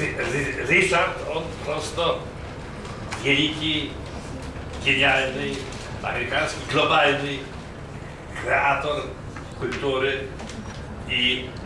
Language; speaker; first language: Russian; non-native, fluent; Polish